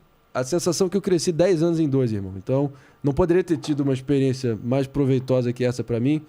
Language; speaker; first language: Portuguese; native; Portuguese